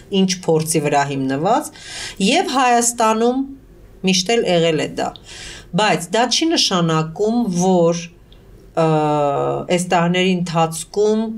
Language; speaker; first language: Armenian; early bilingual, heritage; Armenian